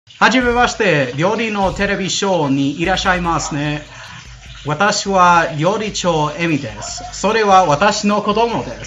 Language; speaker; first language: Japanese; non-native, learner; English